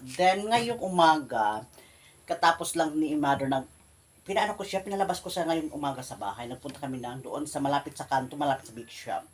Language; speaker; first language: Filipino; native; Filipino